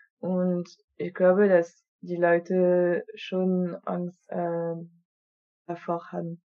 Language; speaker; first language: German; non-native, fluent; French